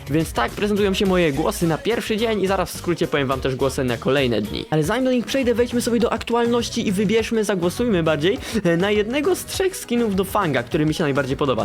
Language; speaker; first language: Polish; native; Polish